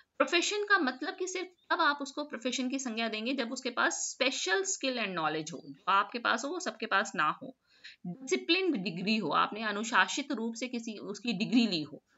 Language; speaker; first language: Hindi; native; Hindi